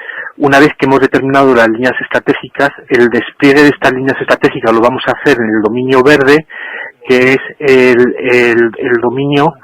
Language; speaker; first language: Spanish; native; Spanish